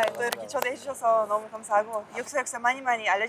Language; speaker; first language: Korean; non-native, fluent; Russian